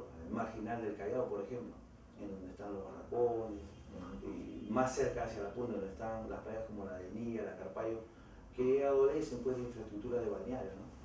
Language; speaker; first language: Spanish; native; Spanish